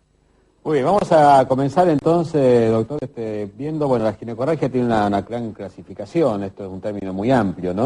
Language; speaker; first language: Spanish; native; Spanish